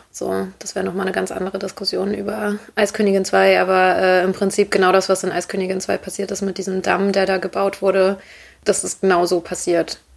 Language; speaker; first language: German; native; German